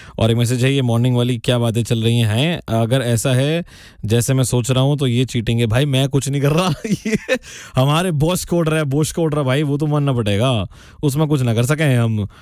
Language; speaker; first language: Hindi; native; Hindi